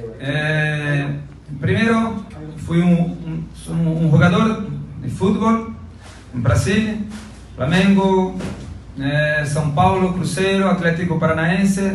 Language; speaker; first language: Spanish; non-native, learner; Portuguese